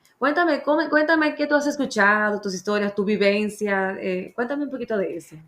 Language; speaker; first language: Spanish; native; Spanish